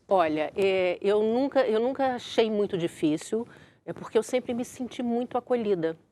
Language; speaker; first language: Portuguese; native; Portuguese